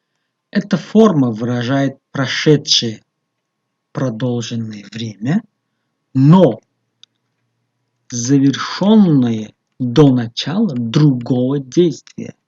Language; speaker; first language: Russian; non-native, local second language; Tajik